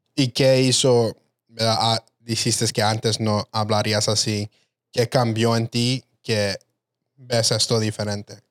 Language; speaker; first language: Spanish; early bilingual, heritage; Spanish